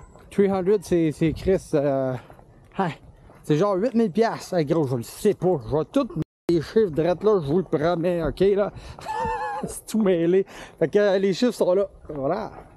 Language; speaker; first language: French; native; French